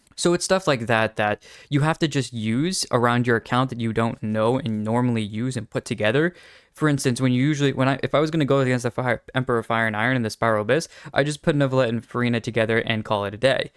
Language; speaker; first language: English; native; English